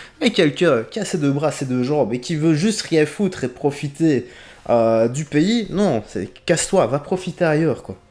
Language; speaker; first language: French; native; French